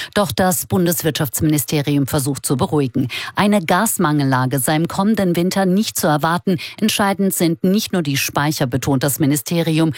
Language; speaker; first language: German; native; German